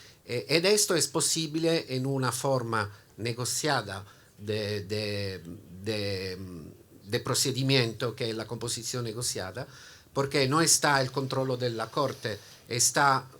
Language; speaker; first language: Spanish; non-native, learner; Italian